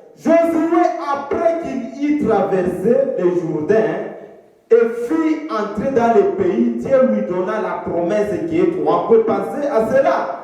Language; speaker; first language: French; non-native, local second language; Swahili